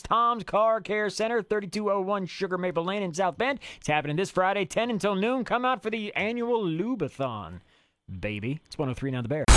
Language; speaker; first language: English; native; English